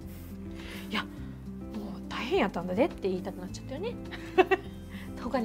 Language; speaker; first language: Japanese; native; Japanese